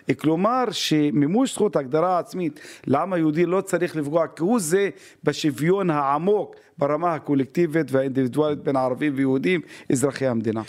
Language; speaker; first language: Hebrew; non-native, local second language; Arabic